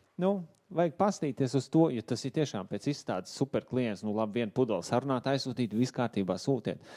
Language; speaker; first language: Latvian; native; Latvian